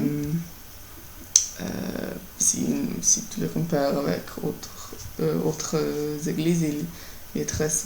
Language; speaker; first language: French; non-native, learner; Italian